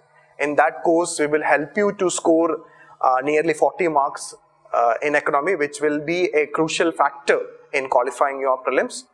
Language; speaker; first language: English; non-native, local second language; Malayalam